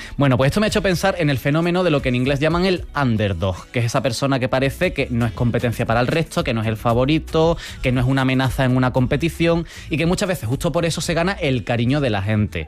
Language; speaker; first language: Spanish; native; Spanish